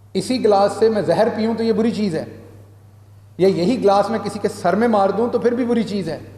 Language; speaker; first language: Urdu; non-native, local second language; Punjabi